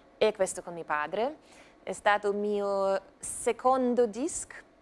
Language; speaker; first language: Italian; non-native, learner; Russian